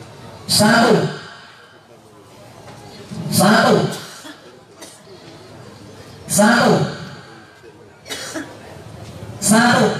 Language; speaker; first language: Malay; non-native, local second language; Javanese